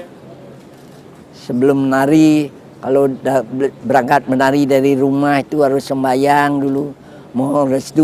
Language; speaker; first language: Indonesian; non-native, local second language; Balinese